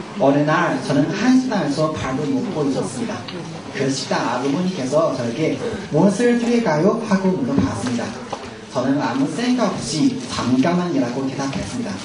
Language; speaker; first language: Korean; non-native, learner; Chinese